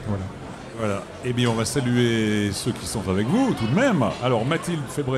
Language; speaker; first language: French; native; French